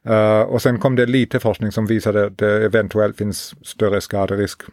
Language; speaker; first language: Swedish; non-native, fluent; English